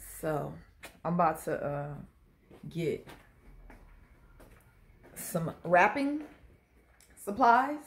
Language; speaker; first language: English; native; English